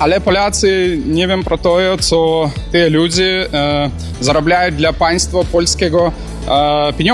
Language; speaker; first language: Polish; non-native, learner; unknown